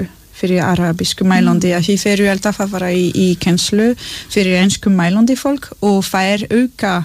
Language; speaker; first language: Icelandic; non-native, learner; French